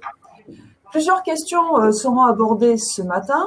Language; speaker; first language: French; native; French